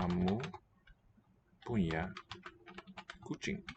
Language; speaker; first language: Indonesian; non-native, learner; English